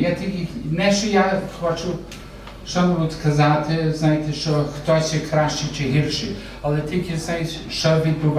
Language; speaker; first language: Ukrainian; early bilingual, heritage; Ukrainian